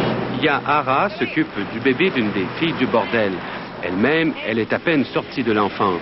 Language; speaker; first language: French; native; French